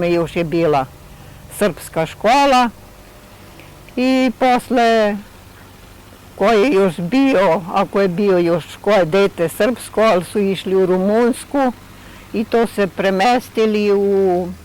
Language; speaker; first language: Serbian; early bilingual, heritage; Serbian